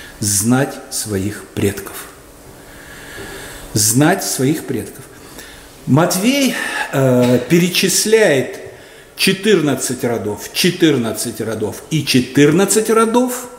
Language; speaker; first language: Russian; native; Russian